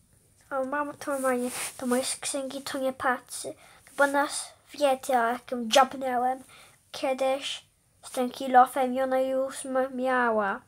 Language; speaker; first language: Polish; early bilingual, heritage; Polish